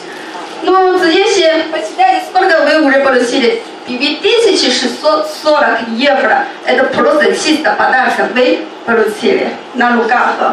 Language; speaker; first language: Russian; non-native, learner; Chinese